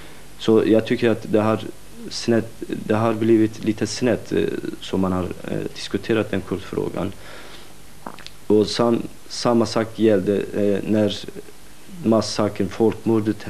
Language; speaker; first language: Swedish; non-native, fluent; Kurdish